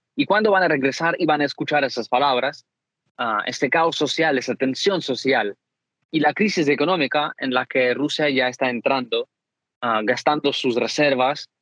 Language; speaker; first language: Spanish; non-native, fluent; Ukrainian